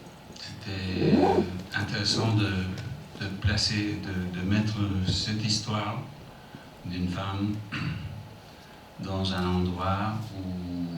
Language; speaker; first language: French; non-native, fluent; English